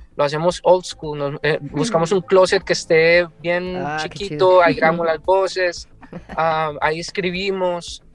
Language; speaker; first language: Spanish; native; Spanish